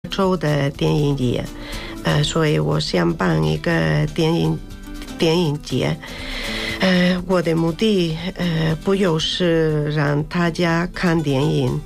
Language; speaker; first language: Chinese; non-native, fluent; Spanish